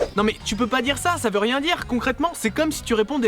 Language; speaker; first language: French; native; French